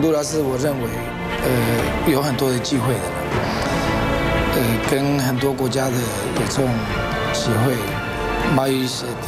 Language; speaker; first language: Chinese; non-native, fluent; Spanish